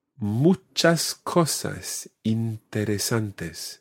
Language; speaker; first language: Spanish; non-native, fluent; English